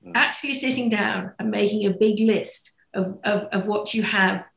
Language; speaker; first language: English; native; English